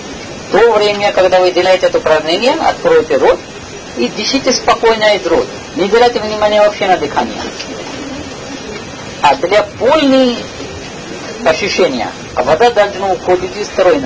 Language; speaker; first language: Russian; non-native, learner; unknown